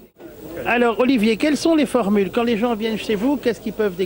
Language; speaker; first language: French; native; French